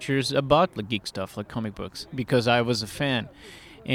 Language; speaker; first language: English; non-native, fluent; Portuguese